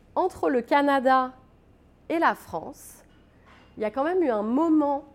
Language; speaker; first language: French; native; French